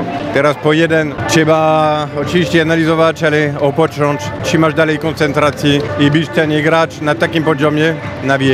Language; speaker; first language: Polish; non-native, fluent; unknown